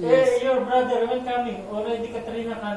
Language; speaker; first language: English; non-native, learner; Filipino